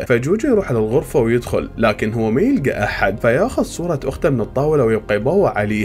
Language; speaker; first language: Arabic; native; Arabic